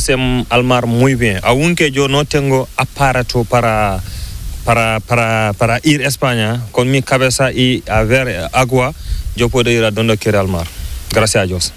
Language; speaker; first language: Spanish; non-native, learner; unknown